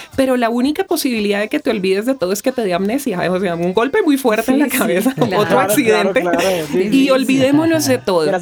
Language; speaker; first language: Spanish; native; Spanish